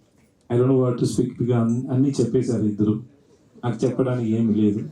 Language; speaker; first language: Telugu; non-native, learner; Tamil